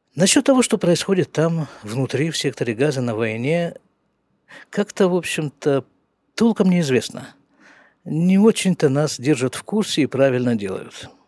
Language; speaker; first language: Russian; native; Russian